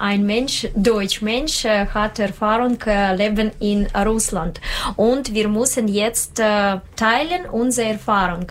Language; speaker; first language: German; non-native, learner; Russian